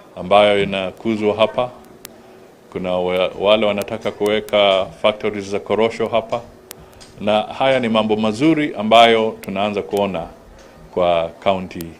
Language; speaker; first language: Swahili; non-native, local second language; Luyia